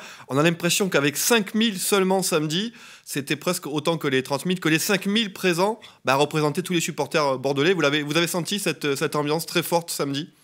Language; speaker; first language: French; native; French